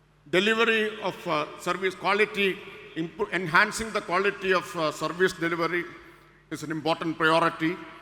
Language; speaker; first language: English; non-native, local second language; Malayalam